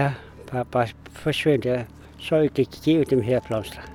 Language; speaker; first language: Danish; non-native, learner; Kalaallisut